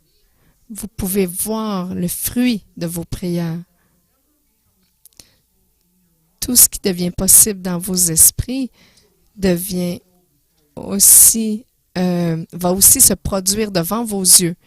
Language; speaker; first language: French; non-native, fluent; English